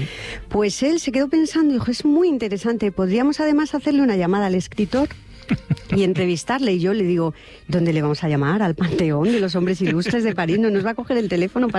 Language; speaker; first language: Spanish; native; Spanish